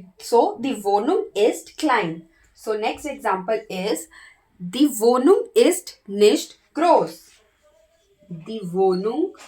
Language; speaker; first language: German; non-native, learner; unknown